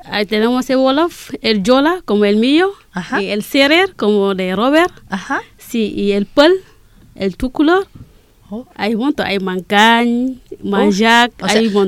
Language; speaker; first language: Spanish; non-native, learner; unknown